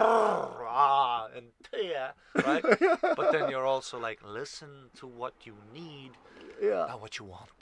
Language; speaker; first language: English; non-native, fluent; Estonian